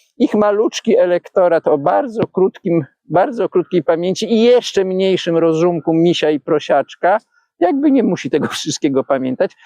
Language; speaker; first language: Polish; native; Polish